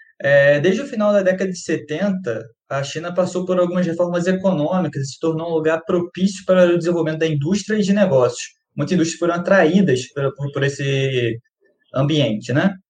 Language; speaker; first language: Portuguese; native; Portuguese